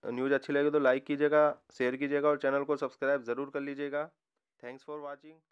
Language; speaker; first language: Hindi; native; Hindi